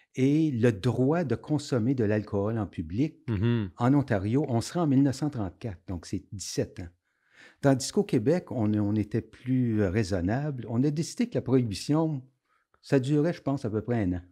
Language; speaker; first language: French; native; French